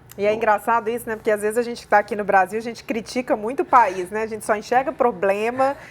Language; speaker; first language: Portuguese; native; Portuguese